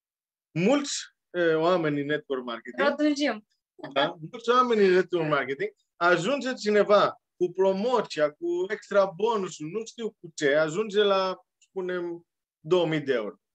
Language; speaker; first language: Romanian; non-native, learner; Greek